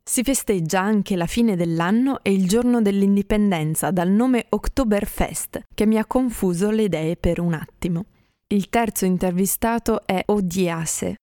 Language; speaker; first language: Italian; native; Italian